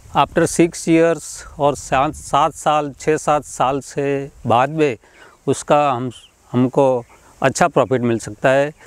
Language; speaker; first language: Hindi; non-native, local second language; Gujarati